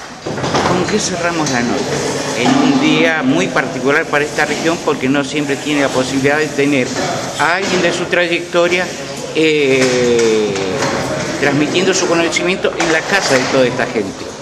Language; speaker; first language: Spanish; native; Spanish